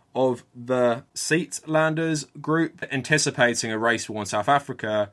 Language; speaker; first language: English; native; English